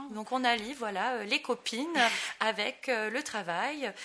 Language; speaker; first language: French; native; French